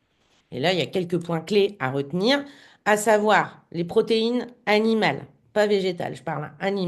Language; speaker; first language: French; native; French